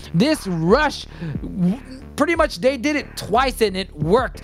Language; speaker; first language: English; early bilingual, other home language; Japanese